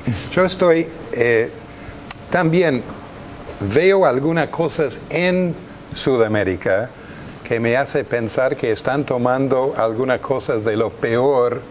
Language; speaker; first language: Spanish; non-native, fluent; English